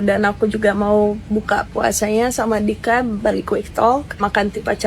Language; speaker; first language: Indonesian; non-native, fluent; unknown